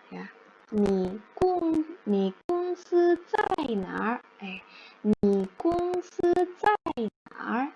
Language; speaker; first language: Chinese; non-native, fluent; Indonesian